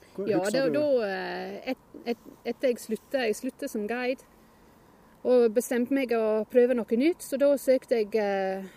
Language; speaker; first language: Norwegian; non-native, fluent; English